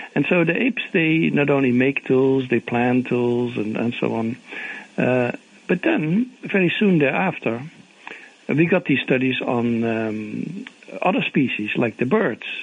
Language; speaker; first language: English; non-native, fluent; Dutch